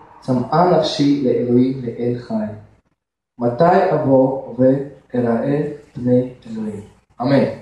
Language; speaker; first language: Hebrew; non-native, fluent; Russian